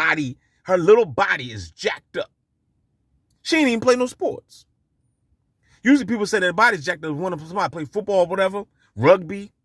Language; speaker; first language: English; native; English